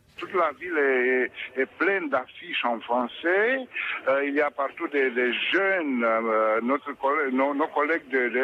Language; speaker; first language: French; non-native, fluent; Romanian